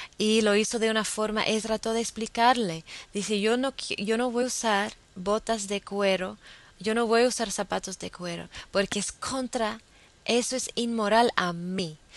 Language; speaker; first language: Spanish; non-native, fluent; English